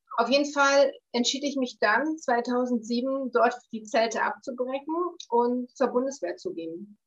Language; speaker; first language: German; native; German